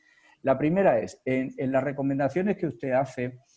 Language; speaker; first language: Spanish; native; Spanish